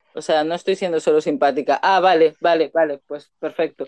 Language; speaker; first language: Spanish; native; Spanish